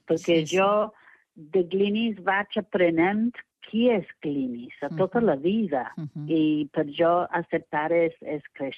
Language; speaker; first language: Catalan; non-native, fluent; English